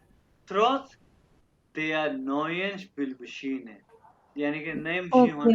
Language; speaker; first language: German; non-native, fluent; Urdu